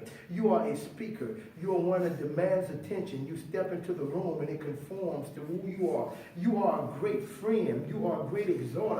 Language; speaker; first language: English; native; English